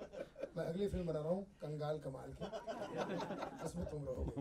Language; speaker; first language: Hindi; native; Hindi